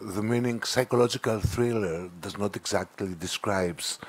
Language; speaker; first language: English; non-native, fluent; Greek